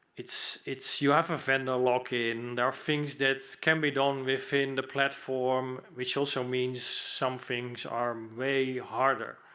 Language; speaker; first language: English; non-native, fluent; Dutch